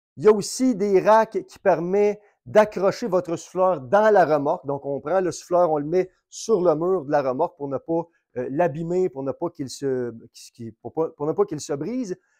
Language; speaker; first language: French; native; French